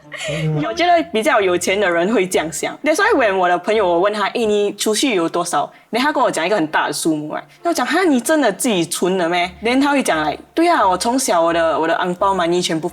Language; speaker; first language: Chinese; non-native, local second language; English